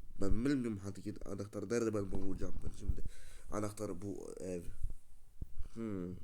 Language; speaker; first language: Turkish; non-native, learner; Russian